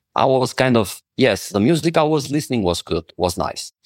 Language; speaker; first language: English; non-native, fluent; Albanian